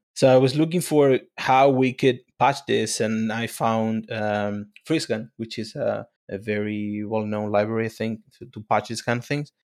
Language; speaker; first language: English; non-native, fluent; Spanish